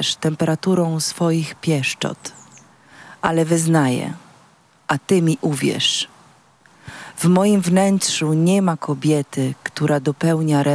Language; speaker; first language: Polish; non-native, fluent; Italian